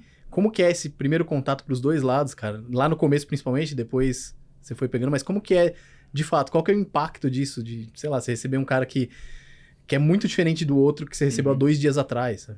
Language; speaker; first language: Portuguese; native; Portuguese